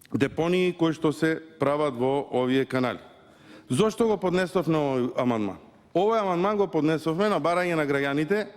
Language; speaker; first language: Macedonian; native; Macedonian